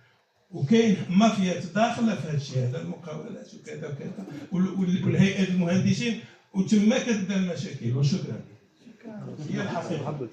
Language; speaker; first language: Arabic; native; Arabic